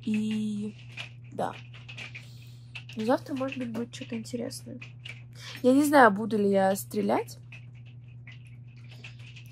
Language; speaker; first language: Russian; native; Russian